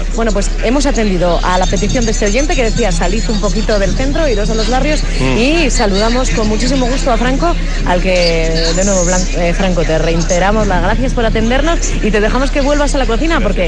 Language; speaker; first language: Spanish; native; Spanish